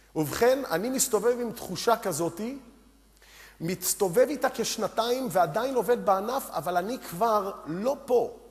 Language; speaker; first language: Hebrew; early bilingual, other home language; Romanian